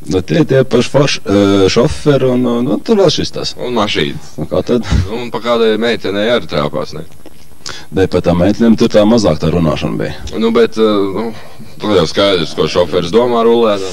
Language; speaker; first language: Latvian; native; Latvian